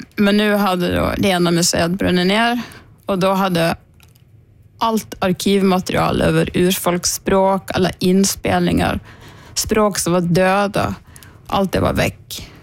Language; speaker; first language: Swedish; native; Swedish